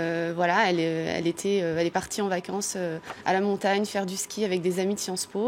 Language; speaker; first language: French; native; French